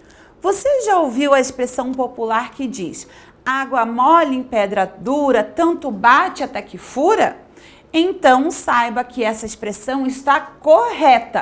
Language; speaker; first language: Portuguese; native; Portuguese